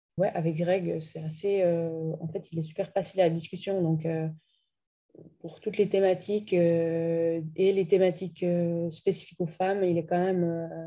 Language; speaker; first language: French; native; French